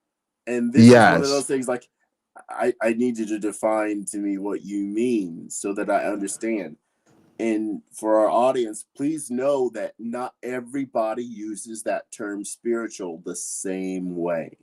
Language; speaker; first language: English; native; English